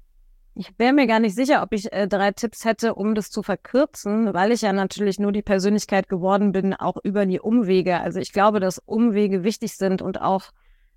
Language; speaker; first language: German; native; German